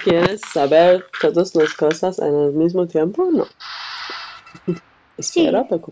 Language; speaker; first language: Spanish; non-native, learner; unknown